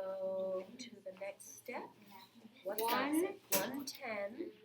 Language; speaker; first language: English; native; English